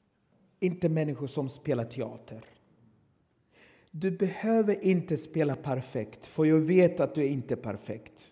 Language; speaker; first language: Swedish; non-native, fluent; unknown